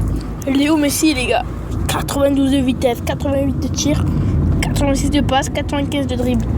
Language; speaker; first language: French; native; French